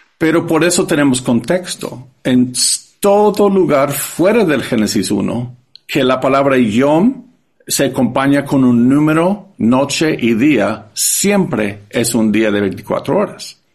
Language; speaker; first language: Spanish; non-native, fluent; English